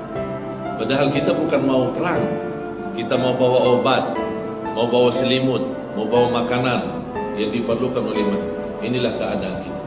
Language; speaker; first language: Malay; non-native, fluent; Arabic